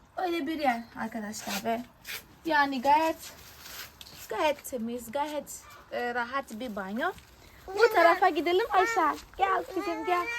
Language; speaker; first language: Turkish; non-native, fluent; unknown